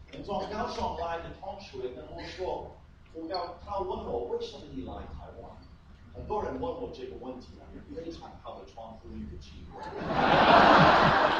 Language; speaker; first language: Chinese; non-native, fluent; English